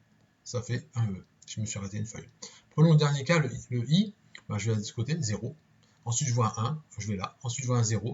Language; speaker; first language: French; native; French